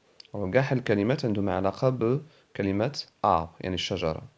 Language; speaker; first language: Arabic; native; Arabic